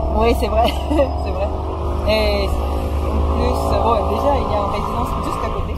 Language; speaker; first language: French; non-native, fluent; Japanese